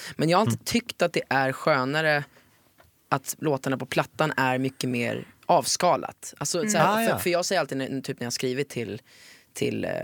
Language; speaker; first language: Swedish; early bilingual, other home language; Italian